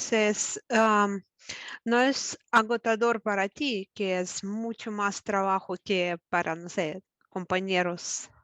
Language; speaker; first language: Spanish; non-native, fluent; Russian